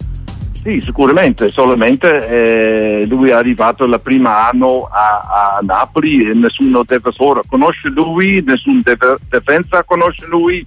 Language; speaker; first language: Italian; non-native, learner; Dutch